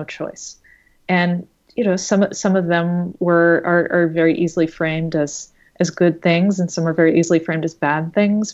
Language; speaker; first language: English; native; English